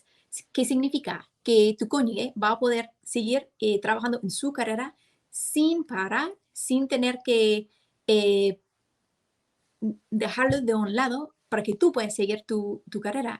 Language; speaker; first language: Spanish; non-native, fluent; English